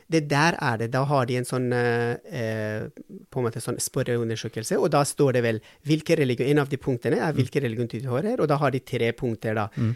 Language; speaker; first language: Norwegian; non-native, fluent; Persian